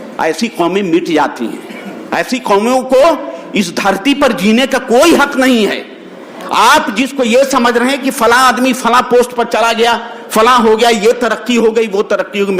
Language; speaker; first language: Urdu; native; Urdu